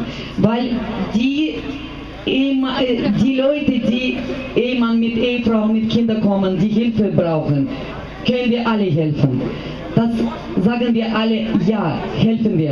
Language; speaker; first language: German; non-native, fluent; Russian